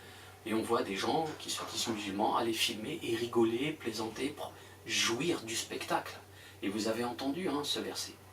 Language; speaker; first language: French; native; French